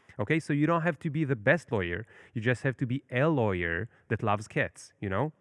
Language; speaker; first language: English; non-native, fluent; Hebrew